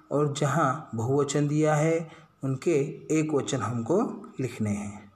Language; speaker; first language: Hindi; non-native, local second language; Marathi